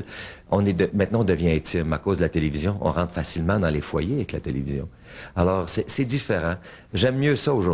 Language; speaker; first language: French; native; French